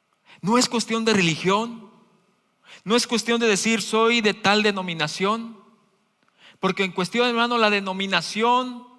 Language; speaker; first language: Spanish; native; Spanish